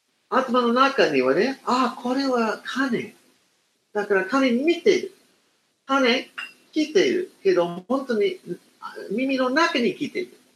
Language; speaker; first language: Japanese; non-native, fluent; English